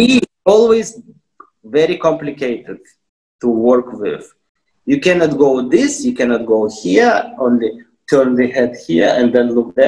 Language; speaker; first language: English; non-native, fluent; Russian